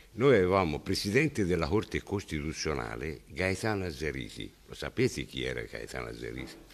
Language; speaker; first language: Italian; native; Italian